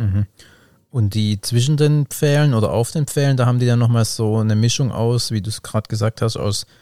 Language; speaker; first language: German; native; German